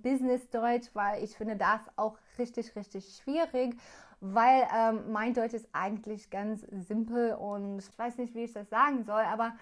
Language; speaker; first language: German; non-native, learner; English